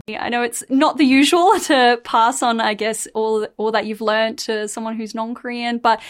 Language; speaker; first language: English; native; English